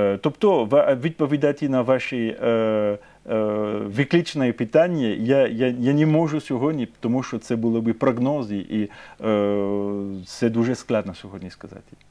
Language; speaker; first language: Ukrainian; non-native, fluent; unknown